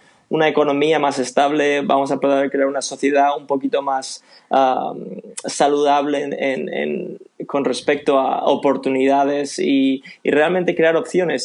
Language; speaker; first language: Spanish; early bilingual, other home language; Swedish